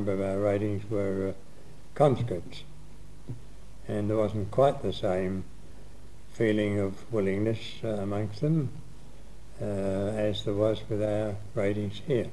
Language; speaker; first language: English; native; English